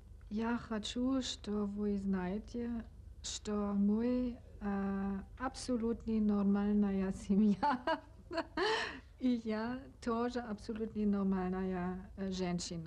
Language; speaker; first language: Russian; non-native, learner; German